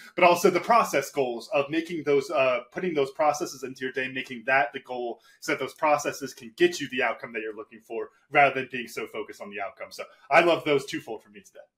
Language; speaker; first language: English; native; English